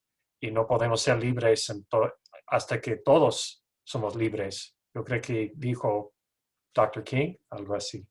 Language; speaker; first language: Spanish; non-native, learner; English